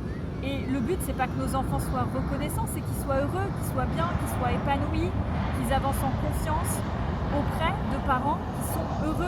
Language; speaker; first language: French; native; French